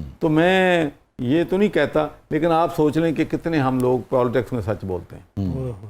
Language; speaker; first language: Urdu; non-native, local second language; Punjabi